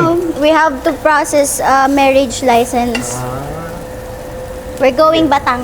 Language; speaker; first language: English; non-native, local second language; Filipino